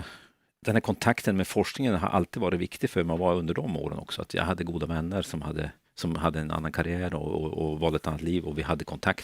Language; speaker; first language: Swedish; native; Swedish